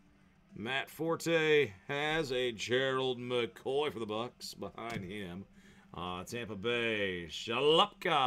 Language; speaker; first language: English; native; English